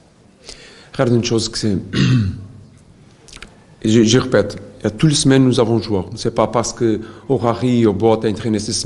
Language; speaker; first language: French; non-native, learner; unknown